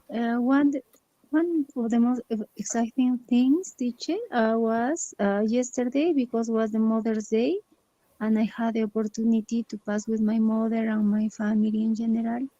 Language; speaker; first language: English; non-native, learner; Spanish